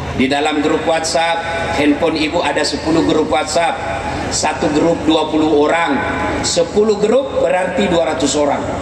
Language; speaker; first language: Indonesian; non-native, local second language; Buginese